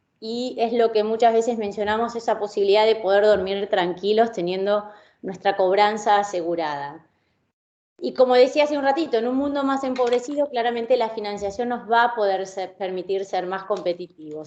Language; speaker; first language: Spanish; native; Spanish